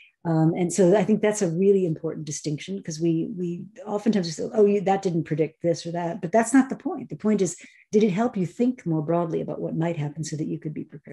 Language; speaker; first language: English; native; English